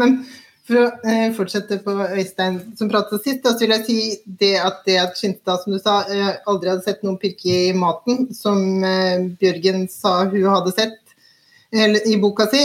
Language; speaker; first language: Norwegian; native; Norwegian